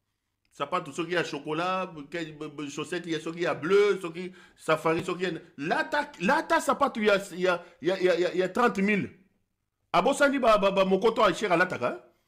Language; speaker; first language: French; non-native, local second language; Lingala